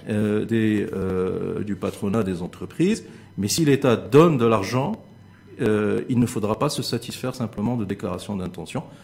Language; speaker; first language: French; non-native, local second language; Arabic